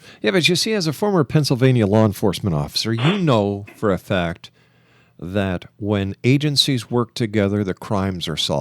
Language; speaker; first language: English; native; English